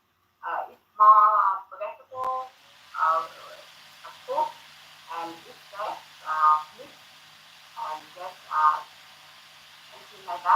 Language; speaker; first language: English; non-native, learner; Thai